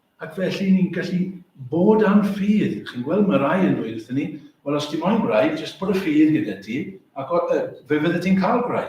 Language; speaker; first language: Welsh; native; Welsh